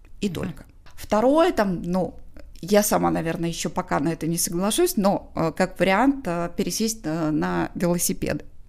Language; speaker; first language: Russian; non-native, local second language; Tajik